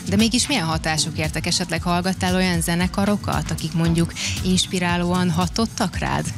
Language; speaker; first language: Hungarian; native; Hungarian